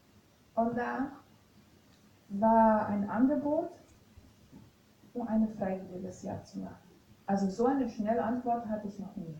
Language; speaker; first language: German; non-native, fluent; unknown